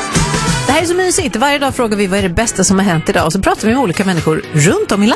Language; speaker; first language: Swedish; native; Swedish